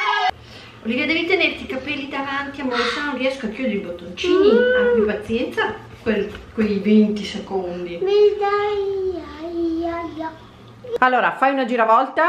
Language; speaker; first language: Italian; native; Italian